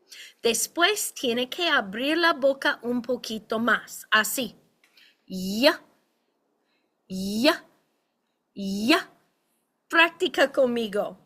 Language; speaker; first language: Spanish; non-native, fluent; English